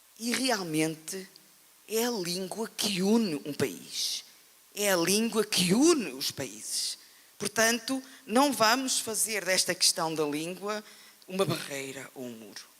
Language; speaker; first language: Portuguese; native; Portuguese